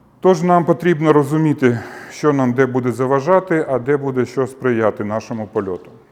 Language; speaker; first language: Ukrainian; non-native, local second language; Russian